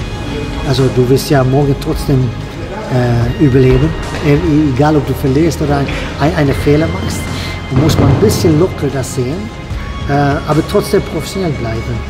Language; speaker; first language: German; non-native, fluent; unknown